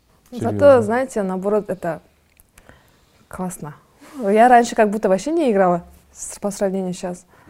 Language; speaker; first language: Russian; non-native, local second language; Kazakh